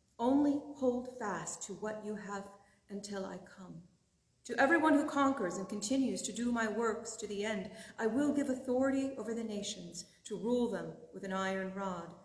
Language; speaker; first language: English; native; English